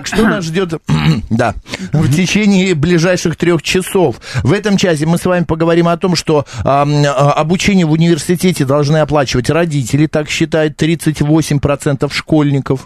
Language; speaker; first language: Russian; native; Russian